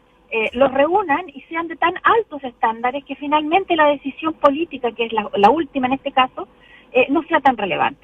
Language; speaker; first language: Spanish; native; Spanish